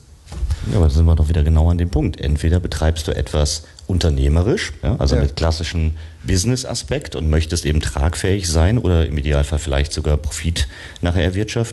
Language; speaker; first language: German; native; German